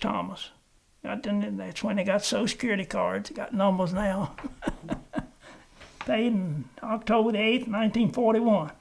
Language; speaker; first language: English; native; English